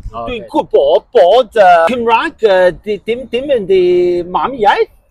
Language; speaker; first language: Welsh; non-native, learner; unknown